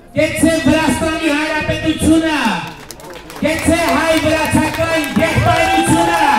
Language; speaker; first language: Armenian; native; Armenian